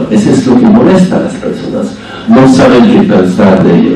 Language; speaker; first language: Spanish; non-native, fluent; French